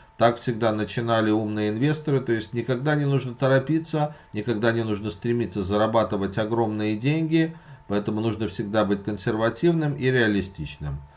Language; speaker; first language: Russian; native; Russian